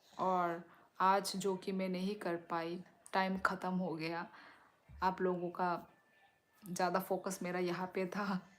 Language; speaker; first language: Hindi; non-native, local second language; Kok Borok